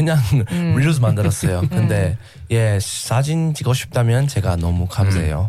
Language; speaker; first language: Korean; non-native, learner; English